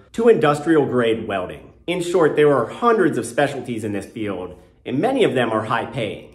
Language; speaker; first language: English; native; English